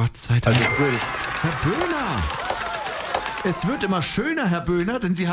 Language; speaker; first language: German; native; German